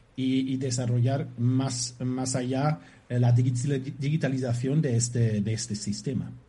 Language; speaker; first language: Spanish; non-native, fluent; German